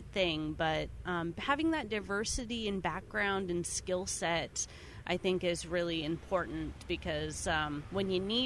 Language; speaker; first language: English; native; English